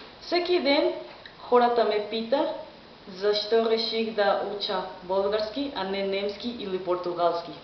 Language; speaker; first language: Bulgarian; non-native, learner; Spanish